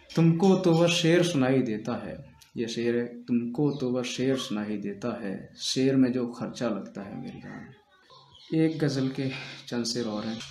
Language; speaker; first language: Hindi; native; Hindi